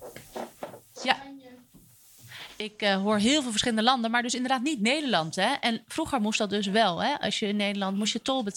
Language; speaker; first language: Dutch; native; Dutch